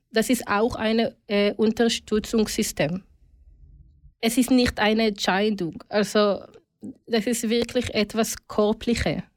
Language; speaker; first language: German; non-native, learner; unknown